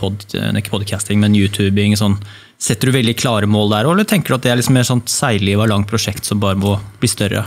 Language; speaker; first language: Norwegian; native; Norwegian